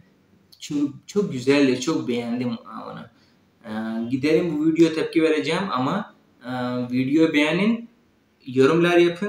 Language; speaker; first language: Turkish; non-native, learner; Urdu